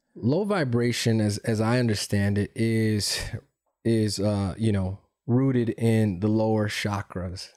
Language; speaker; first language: English; early bilingual, other home language; Spanish